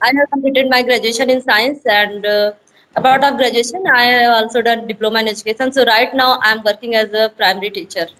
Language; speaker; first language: English; non-native, learner; Hindi